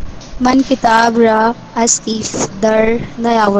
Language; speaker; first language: Persian; non-native, learner; Urdu